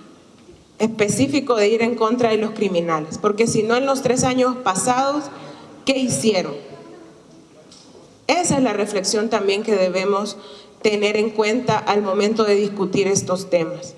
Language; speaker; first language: Spanish; native; Spanish